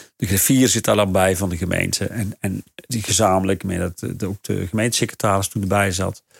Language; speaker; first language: Dutch; native; Dutch